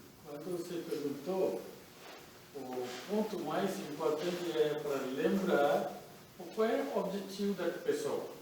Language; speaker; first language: Portuguese; non-native, learner; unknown